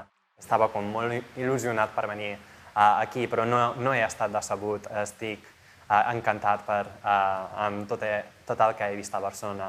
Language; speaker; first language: Catalan; non-native, fluent; English